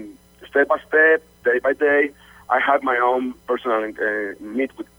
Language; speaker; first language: English; non-native, learner; Spanish